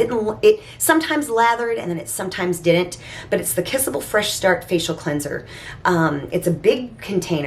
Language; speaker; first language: English; native; English